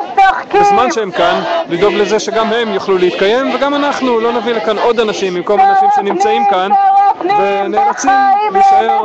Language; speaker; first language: Hebrew; native; Hebrew